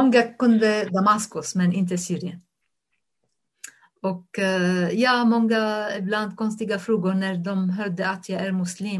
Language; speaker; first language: Swedish; non-native, fluent; Arabic